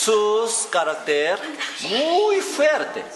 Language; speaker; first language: Spanish; non-native, learner; Korean